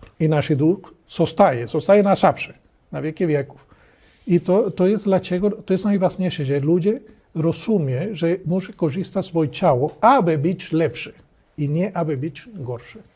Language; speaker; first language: Polish; non-native, learner; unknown